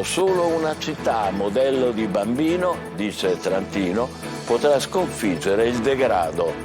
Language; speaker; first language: Italian; native; Italian